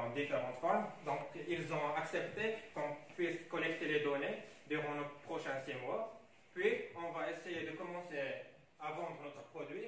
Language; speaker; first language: French; non-native, local second language; Arabic